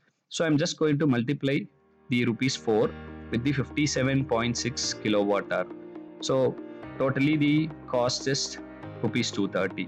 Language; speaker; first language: English; non-native, local second language; Tamil